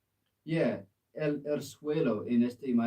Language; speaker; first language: Spanish; non-native, learner; English